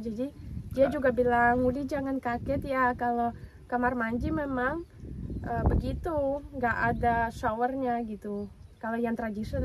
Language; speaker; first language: Indonesian; non-native, fluent; Russian